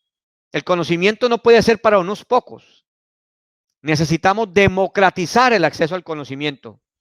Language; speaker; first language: Spanish; native; Spanish